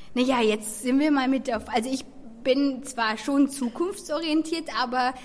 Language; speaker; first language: German; native; German